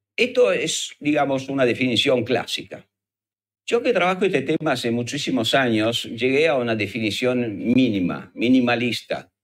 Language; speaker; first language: Spanish; non-native, fluent; Italian